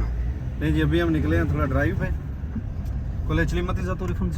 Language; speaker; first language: Italian; non-native, learner; Urdu